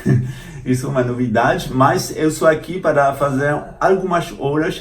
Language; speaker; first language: Portuguese; non-native, fluent; French